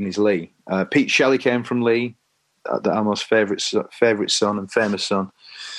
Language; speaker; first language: English; native; English